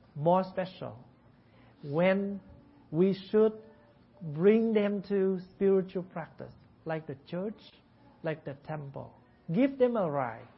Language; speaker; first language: English; non-native, fluent; Vietnamese